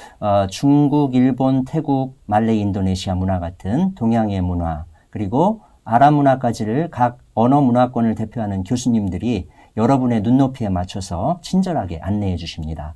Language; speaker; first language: Korean; native; Korean